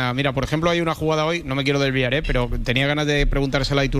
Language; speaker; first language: Spanish; native; Spanish